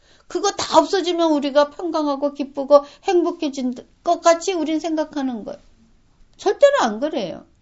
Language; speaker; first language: Korean; native; Korean